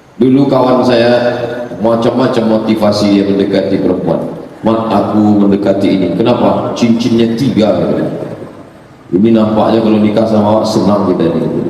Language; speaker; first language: Malay; native; Malay